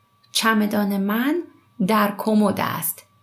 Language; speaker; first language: Persian; native; Persian